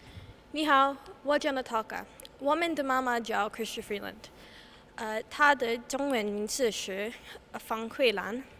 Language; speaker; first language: Chinese; non-native, learner; English